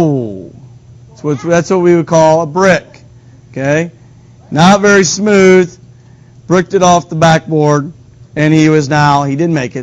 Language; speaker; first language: English; native; English